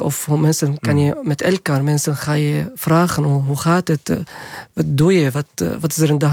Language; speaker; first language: Dutch; non-native, learner; Arabic